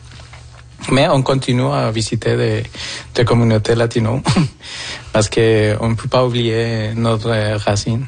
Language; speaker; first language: French; non-native, fluent; Spanish